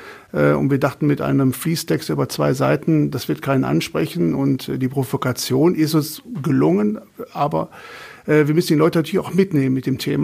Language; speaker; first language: German; native; German